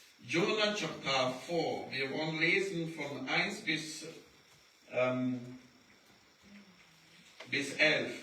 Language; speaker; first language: German; non-native, learner; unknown